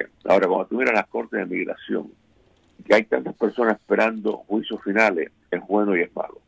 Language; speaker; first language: Spanish; native; Spanish